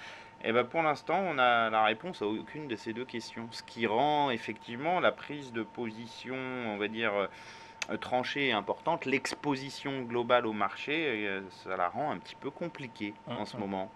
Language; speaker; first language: French; native; French